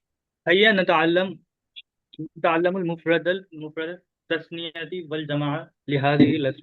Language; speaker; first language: Arabic; non-native, fluent; Urdu